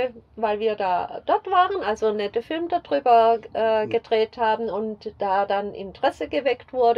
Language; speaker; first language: German; native; German